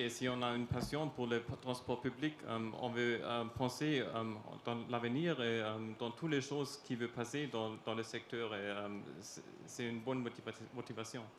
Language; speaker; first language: French; non-native, learner; German